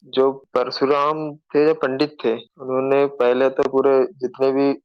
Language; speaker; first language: Hindi; native; Hindi